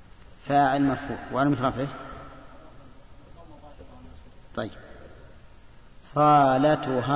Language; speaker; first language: Arabic; native; Arabic